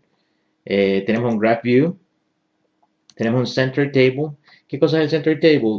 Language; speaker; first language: Spanish; native; Spanish